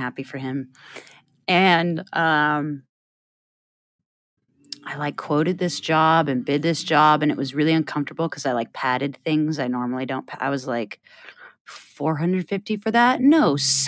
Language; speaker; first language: English; native; English